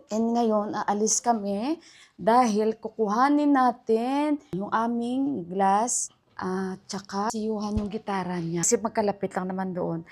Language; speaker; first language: Filipino; native; Filipino